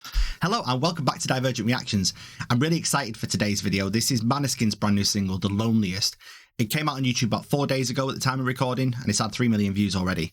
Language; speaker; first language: English; native; English